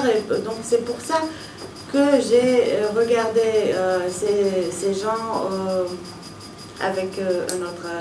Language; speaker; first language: French; non-native, fluent; Romanian